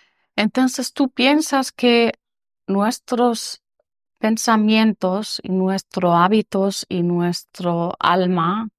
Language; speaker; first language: Spanish; non-native, learner; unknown